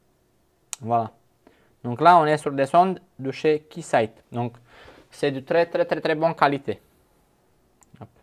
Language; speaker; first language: French; non-native, fluent; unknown